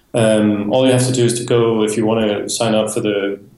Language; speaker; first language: English; non-native, fluent; Danish